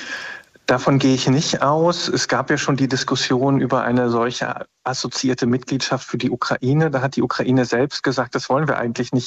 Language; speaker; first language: German; native; German